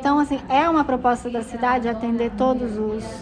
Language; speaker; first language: Portuguese; native; Portuguese